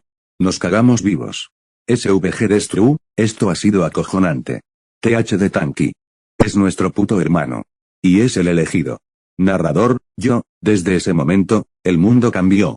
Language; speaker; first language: Spanish; native; Spanish